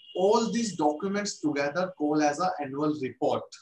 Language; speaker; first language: English; non-native, local second language; Hindi